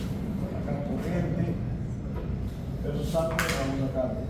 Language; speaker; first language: Spanish; native; Spanish